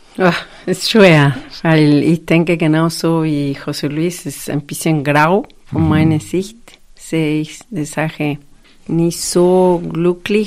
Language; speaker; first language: German; non-native, fluent; Spanish